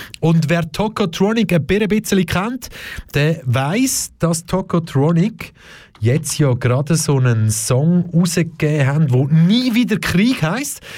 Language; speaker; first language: German; early bilingual, other home language; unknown